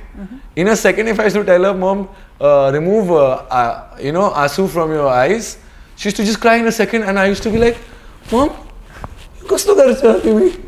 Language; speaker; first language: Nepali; non-native, learner; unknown